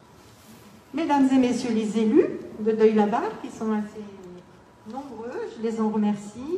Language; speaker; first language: French; native; French